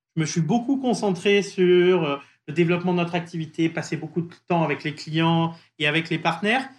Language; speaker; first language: French; native; French